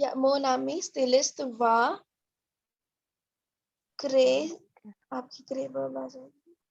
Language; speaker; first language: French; non-native, fluent; Hindi